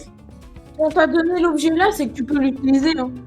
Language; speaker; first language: French; native; French